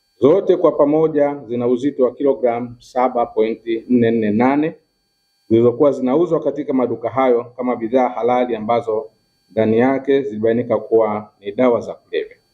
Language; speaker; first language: Swahili; native; Swahili